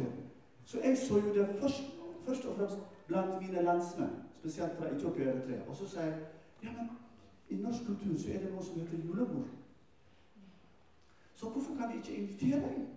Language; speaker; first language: Norwegian; non-native, fluent; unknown